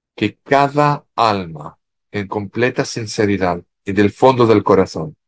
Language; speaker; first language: Spanish; non-native, fluent; French